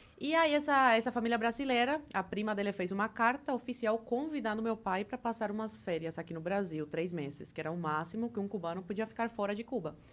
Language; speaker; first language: Portuguese; early bilingual, other home language; Spanish